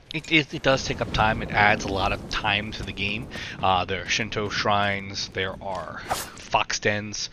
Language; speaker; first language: English; native; English